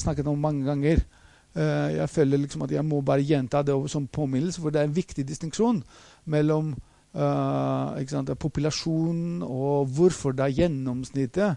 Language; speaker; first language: Norwegian; non-native, fluent; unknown